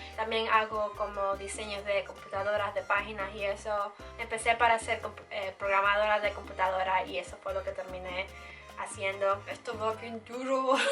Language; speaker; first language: Spanish; early bilingual, heritage; Spanish